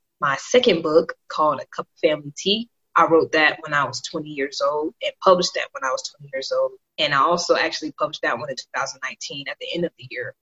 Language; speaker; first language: English; native; English